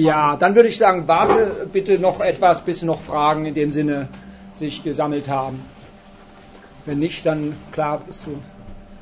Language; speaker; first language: German; native; German